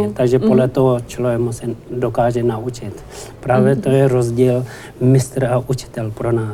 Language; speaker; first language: Czech; non-native, learner; Tibetan